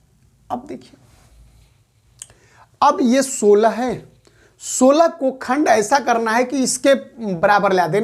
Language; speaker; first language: Hindi; native; Hindi